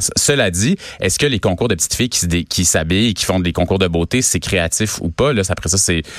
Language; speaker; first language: French; native; French